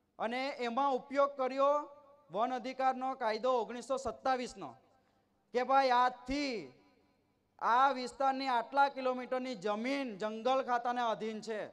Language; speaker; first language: Gujarati; non-native, local second language; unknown